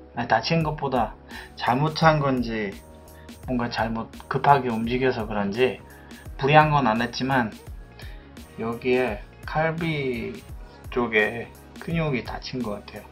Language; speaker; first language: Korean; non-native, fluent; Polish